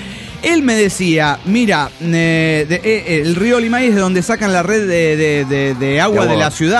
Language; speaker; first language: Spanish; native; Spanish